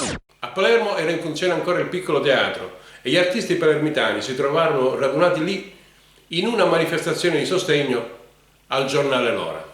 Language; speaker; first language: Italian; native; Italian